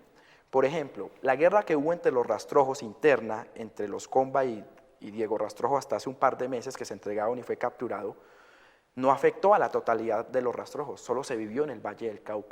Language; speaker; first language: Spanish; native; Spanish